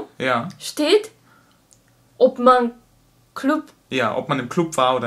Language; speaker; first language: German; native; German